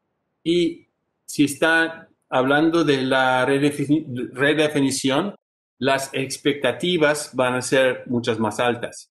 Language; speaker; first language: Spanish; non-native, fluent; English